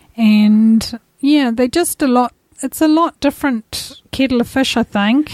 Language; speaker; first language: English; native; English